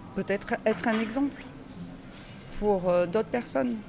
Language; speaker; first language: French; native; French